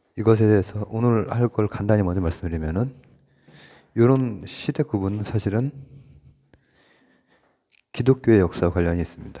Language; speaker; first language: Korean; native; Korean